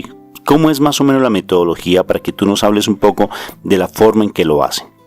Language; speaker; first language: Spanish; native; Spanish